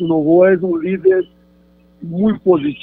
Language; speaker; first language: Spanish; non-native, fluent; Portuguese